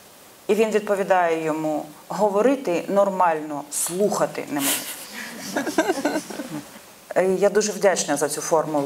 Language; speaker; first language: Ukrainian; non-native, local second language; Russian